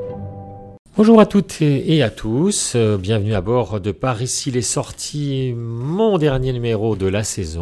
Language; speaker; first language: French; native; French